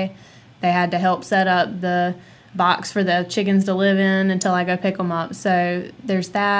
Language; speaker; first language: English; native; English